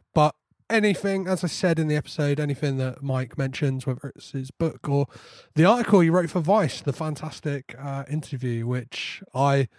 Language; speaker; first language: English; native; English